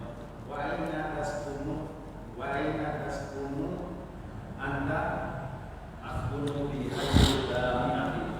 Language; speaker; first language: Arabic; non-native, learner; Indonesian